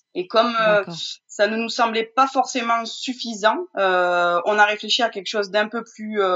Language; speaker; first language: French; native; French